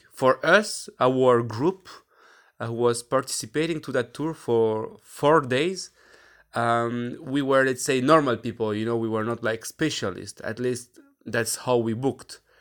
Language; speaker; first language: English; non-native, fluent; French